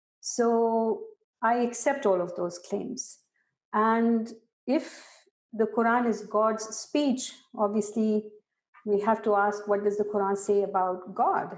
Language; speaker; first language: English; non-native, local second language; Urdu